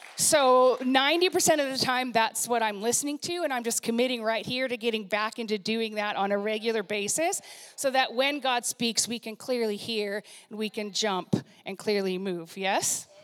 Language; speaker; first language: English; native; English